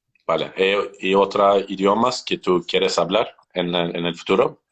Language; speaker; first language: Spanish; non-native, learner; Turkish